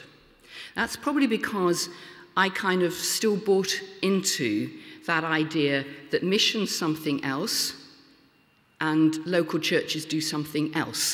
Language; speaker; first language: English; native; English